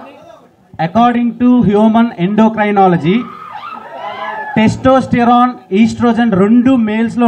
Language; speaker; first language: Telugu; native; Telugu